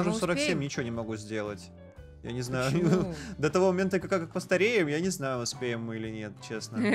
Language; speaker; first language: Russian; native; Russian